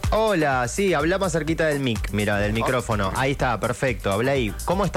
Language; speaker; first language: Spanish; native; Spanish